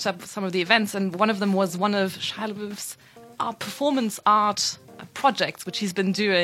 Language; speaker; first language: English; non-native, fluent; German